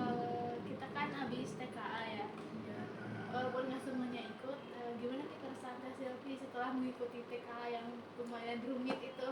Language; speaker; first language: Indonesian; native; Indonesian